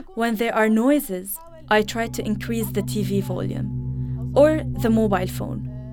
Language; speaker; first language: English; early bilingual, other home language; Arabic